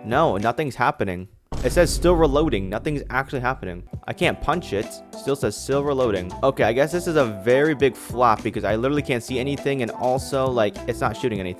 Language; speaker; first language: English; native; English